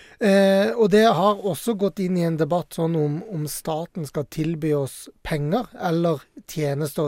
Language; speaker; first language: Norwegian; native; Norwegian